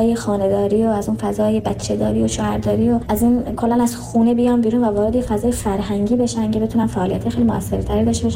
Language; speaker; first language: Persian; non-native, local second language; Kurdish